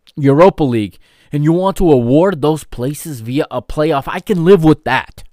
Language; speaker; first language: English; native; English